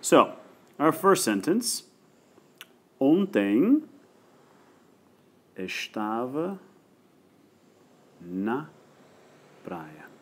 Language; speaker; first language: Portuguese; non-native, fluent; English